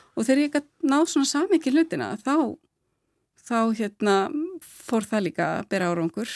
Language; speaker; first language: Icelandic; native; Icelandic